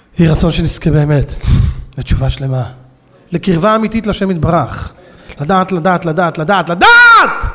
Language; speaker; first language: Hebrew; native; Hebrew